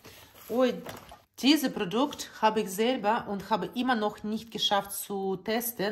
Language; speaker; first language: German; non-native, learner; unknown